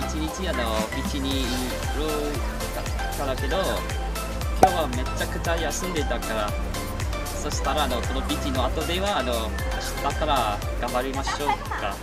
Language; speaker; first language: Japanese; non-native, learner; Malay